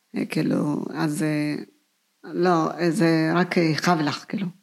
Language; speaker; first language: Hebrew; non-native, fluent; Amharic